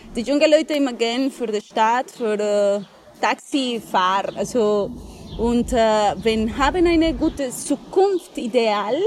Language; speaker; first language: German; non-native, fluent; Spanish